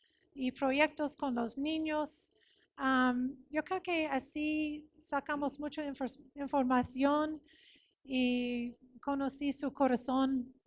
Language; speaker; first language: Spanish; non-native, fluent; English